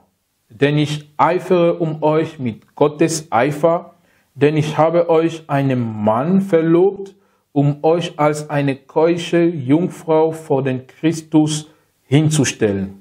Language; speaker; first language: German; non-native, fluent; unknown